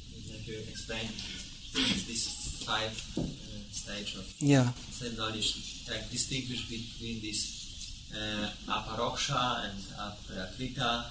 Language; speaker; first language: English; non-native, fluent; Polish